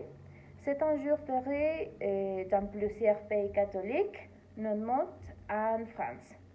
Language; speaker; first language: French; non-native, learner; Spanish